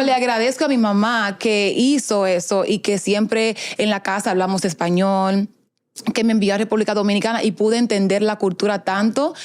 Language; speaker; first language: Spanish; early bilingual, heritage; Spanish